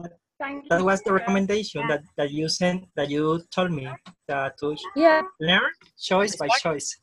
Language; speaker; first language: English; non-native, learner; Spanish